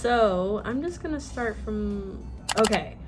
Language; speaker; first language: English; native; English